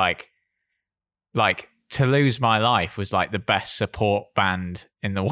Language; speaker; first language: English; native; English